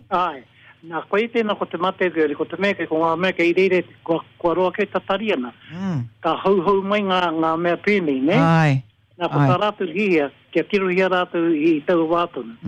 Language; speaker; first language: Māori; native; Māori